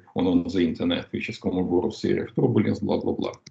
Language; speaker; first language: English; non-native, fluent; Russian